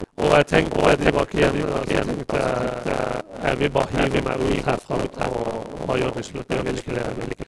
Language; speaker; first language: Norwegian; non-native, fluent; Persian